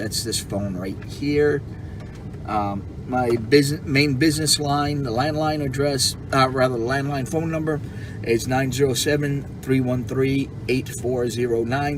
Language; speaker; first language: English; native; English